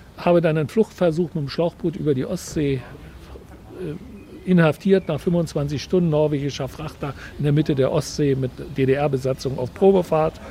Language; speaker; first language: German; native; German